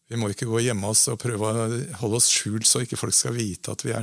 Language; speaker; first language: Norwegian; native; Norwegian